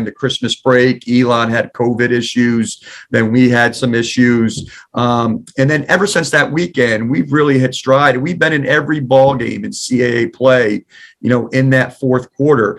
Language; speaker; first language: English; native; English